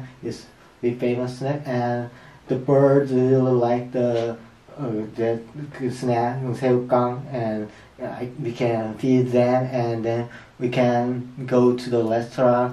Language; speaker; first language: English; non-native, learner; Korean